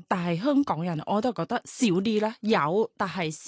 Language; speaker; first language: Cantonese; non-native, learner; Thai